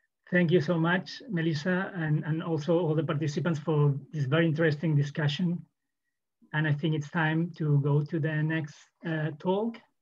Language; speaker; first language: English; non-native, fluent; Catalan